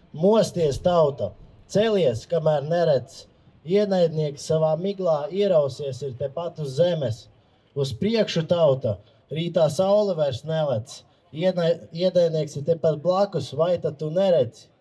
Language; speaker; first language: Latvian; native; Latvian